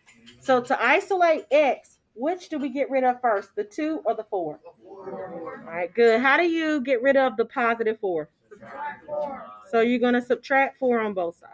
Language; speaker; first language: English; native; English